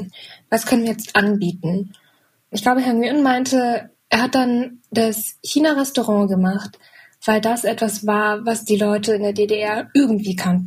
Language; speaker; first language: German; native; German